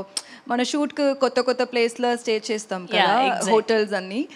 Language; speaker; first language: Telugu; non-native, learner; Tamil